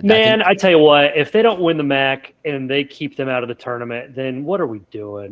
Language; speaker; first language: English; native; English